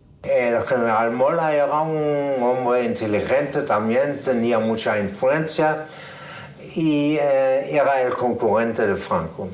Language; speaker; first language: Spanish; non-native, fluent; German